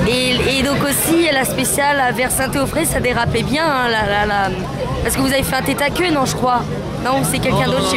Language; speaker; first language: French; native; French